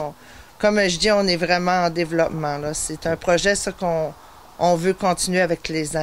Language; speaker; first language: French; native; French